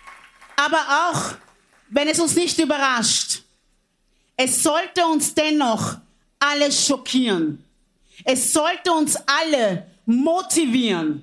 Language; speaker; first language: German; early bilingual, other home language; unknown